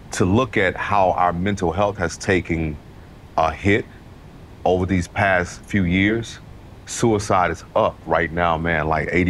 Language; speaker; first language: English; native; English